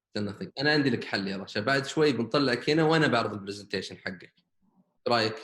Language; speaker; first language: Arabic; native; Arabic